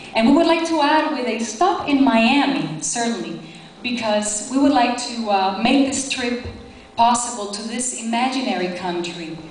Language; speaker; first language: English; non-native, fluent; Spanish